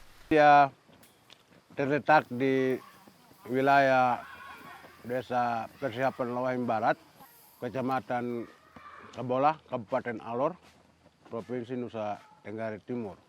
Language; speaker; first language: Indonesian; non-native, local second language; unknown